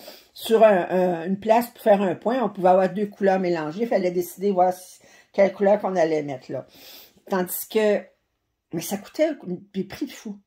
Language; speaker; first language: French; native; French